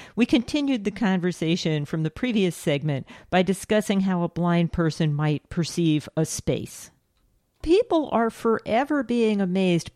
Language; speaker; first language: English; native; English